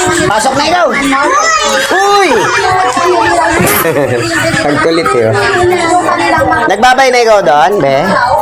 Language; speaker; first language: Filipino; non-native, local second language; Cebuano